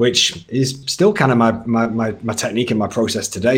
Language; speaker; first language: English; native; English